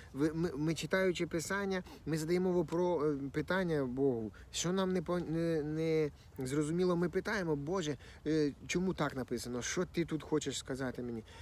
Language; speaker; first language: Ukrainian; non-native, local second language; Russian